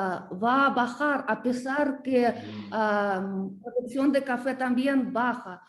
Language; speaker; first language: Spanish; non-native, learner; Russian